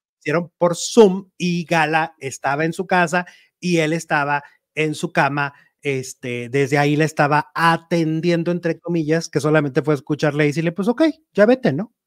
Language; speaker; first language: Spanish; native; Spanish